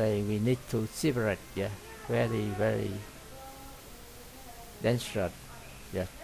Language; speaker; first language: English; non-native, learner; Vietnamese